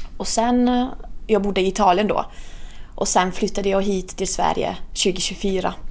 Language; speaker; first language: Swedish; non-native, fluent; Italian